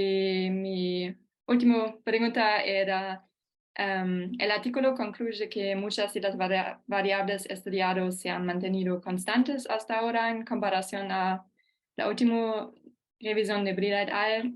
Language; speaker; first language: Spanish; non-native, fluent; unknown